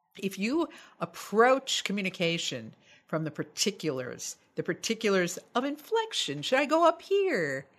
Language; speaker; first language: English; native; English